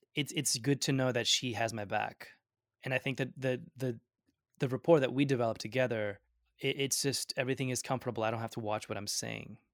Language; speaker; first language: English; early bilingual, other home language; Gujarati